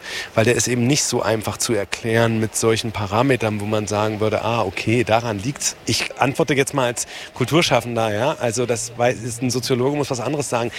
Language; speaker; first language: German; native; German